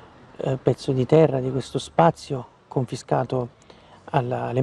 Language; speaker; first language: Italian; native; Italian